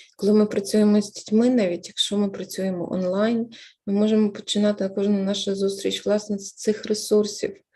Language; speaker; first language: Ukrainian; native; Ukrainian